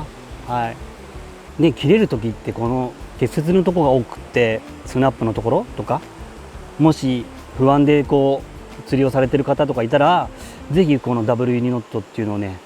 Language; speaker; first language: Japanese; native; Japanese